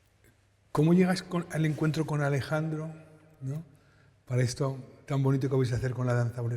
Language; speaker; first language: Spanish; native; Spanish